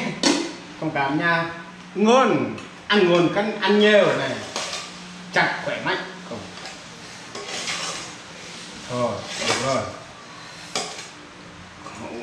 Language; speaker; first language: Vietnamese; non-native, learner; Portuguese